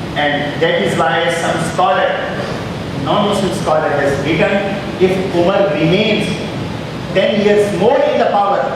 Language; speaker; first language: English; non-native, local second language; Urdu